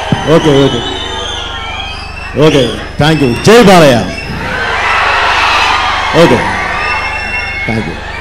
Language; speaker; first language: Telugu; native; Telugu